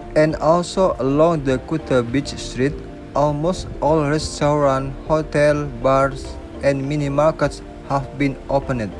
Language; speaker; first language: English; non-native, local second language; Indonesian